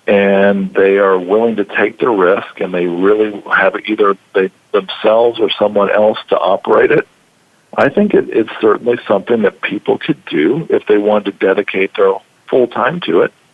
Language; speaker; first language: English; native; English